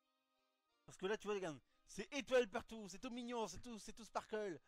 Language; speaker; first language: French; native; French